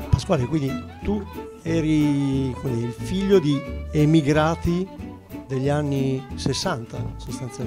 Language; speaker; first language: Italian; native; Italian